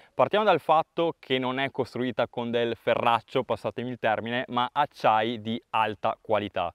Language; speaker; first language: Italian; native; Italian